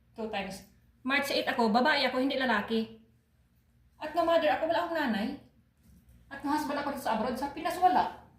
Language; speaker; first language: Filipino; non-native, local second language; Bikol